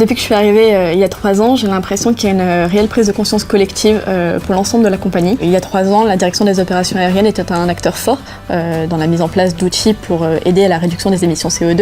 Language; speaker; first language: French; native; French